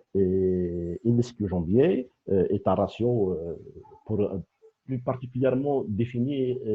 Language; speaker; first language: French; non-native, local second language; Arabic